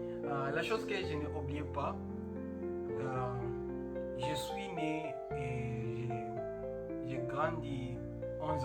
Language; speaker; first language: French; non-native, learner; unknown